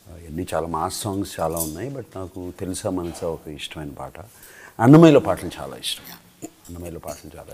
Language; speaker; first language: Telugu; native; Telugu